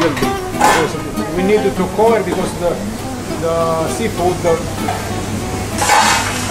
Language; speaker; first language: English; non-native, learner; Italian